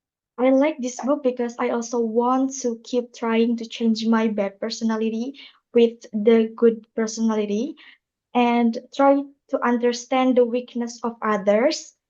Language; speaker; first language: English; non-native, learner; Indonesian